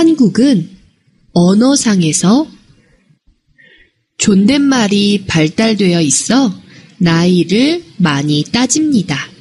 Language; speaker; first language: Korean; non-native, fluent; Chinese